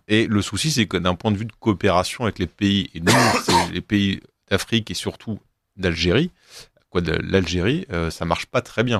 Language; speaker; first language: French; native; French